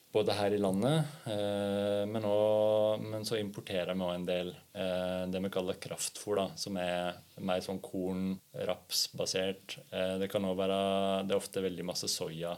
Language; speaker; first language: Norwegian; native; Norwegian